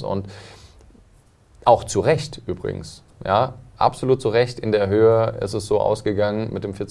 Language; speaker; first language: German; native; German